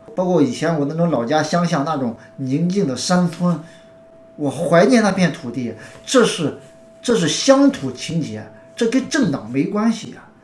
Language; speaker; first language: Chinese; native; Chinese